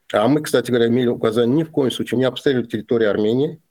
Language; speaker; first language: Russian; non-native, local second language; Azerbaijani